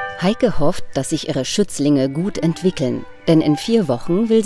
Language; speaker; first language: German; native; German